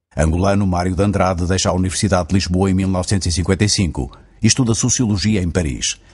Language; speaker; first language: Portuguese; native; Portuguese